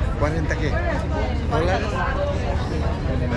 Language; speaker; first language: Spanish; non-native, learner; Korean